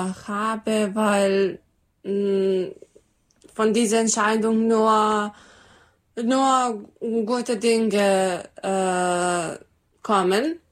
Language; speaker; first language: German; non-native, learner; Serbian